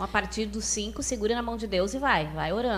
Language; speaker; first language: Portuguese; native; Portuguese